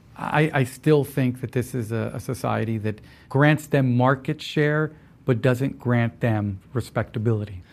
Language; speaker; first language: English; early bilingual, other home language; Spanish